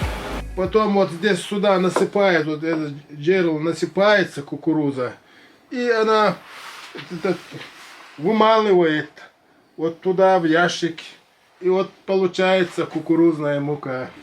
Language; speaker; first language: Russian; non-native, local second language; Chechen